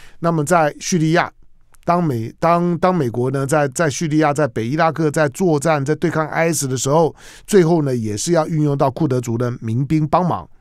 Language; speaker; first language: Chinese; native; Chinese